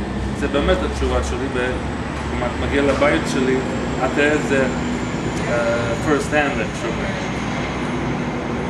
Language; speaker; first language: Hebrew; non-native, fluent; English